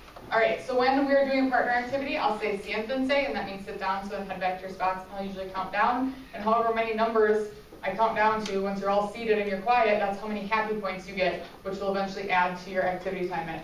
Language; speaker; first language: English; native; English